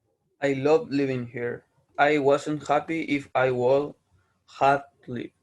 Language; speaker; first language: English; non-native, learner; Spanish